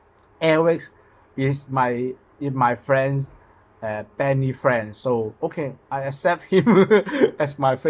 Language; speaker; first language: English; non-native, local second language; Cantonese